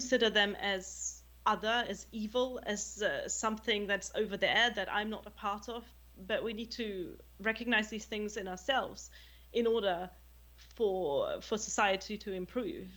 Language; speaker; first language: English; non-native, fluent; German